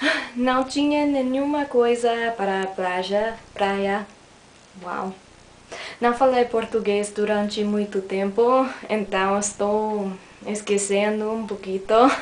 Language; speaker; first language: Portuguese; non-native, learner; English